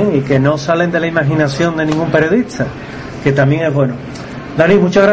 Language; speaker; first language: Spanish; native; Spanish